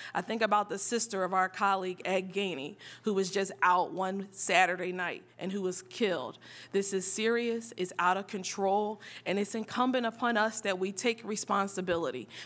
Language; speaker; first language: English; native; English